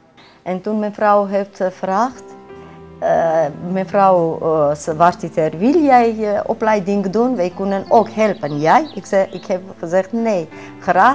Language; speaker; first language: Dutch; non-native, learner; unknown